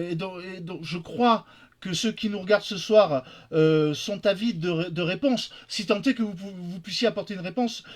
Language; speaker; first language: French; native; French